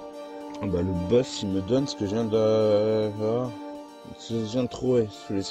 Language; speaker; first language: French; native; French